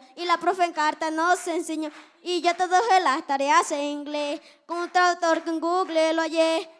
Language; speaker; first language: Spanish; native; Spanish